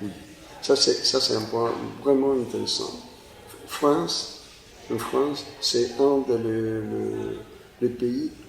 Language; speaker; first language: French; non-native, fluent; Spanish